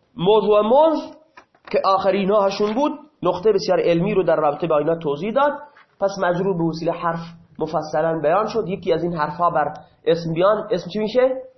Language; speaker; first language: Persian; non-native, local second language; Baluchi